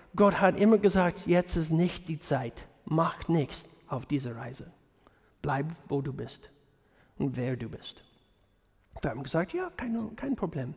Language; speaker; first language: German; non-native, fluent; English